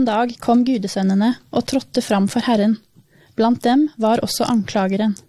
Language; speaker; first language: Norwegian; native; Norwegian